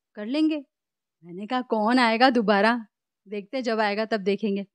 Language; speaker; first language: Hindi; native; Hindi